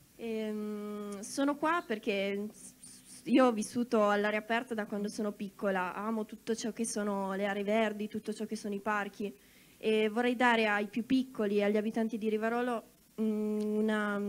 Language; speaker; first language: Italian; native; Italian